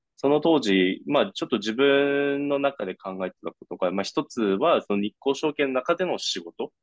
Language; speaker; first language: Japanese; non-native, fluent; Chinese